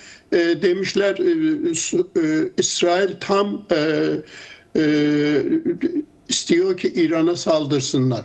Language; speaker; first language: Turkish; non-native, fluent; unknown